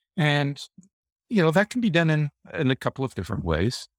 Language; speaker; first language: English; native; English